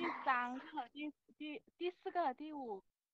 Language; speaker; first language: Chinese; non-native, learner; Indonesian